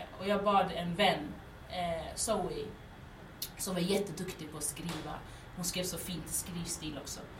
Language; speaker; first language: Swedish; early bilingual, other home language; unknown